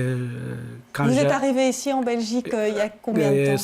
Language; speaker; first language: French; native; French